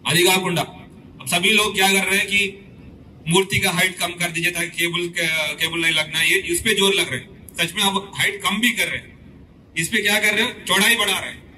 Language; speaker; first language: Hindi; non-native, local second language; Telugu